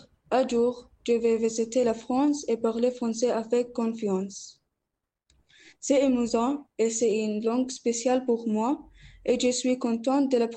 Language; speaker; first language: French; non-native, learner; Arabic